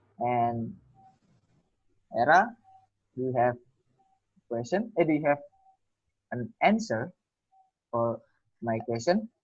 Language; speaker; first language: English; non-native, learner; Indonesian